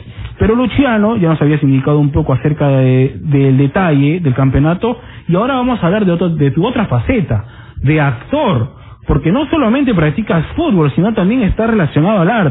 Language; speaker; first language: Spanish; native; Spanish